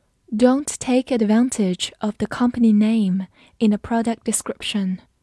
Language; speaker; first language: English; non-native, fluent; Chinese